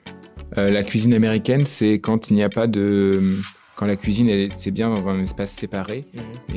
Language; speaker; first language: French; native; French